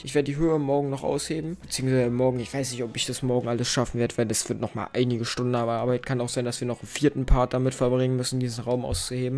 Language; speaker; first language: German; native; German